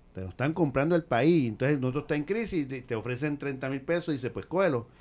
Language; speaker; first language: Spanish; native; Spanish